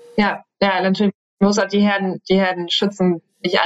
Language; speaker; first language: German; native; German